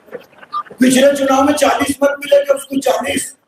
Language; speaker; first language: Hindi; non-native, local second language; Marathi